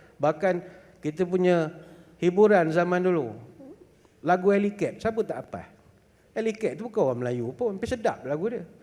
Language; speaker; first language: Malay; native; Malay